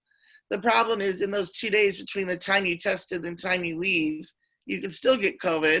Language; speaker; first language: English; native; English